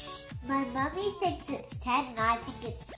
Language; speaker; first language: English; native; English